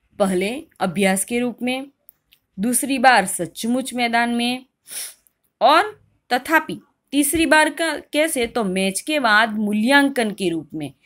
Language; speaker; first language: Hindi; non-native, local second language; Gujarati